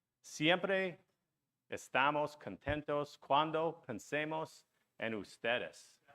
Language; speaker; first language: Spanish; non-native, learner; English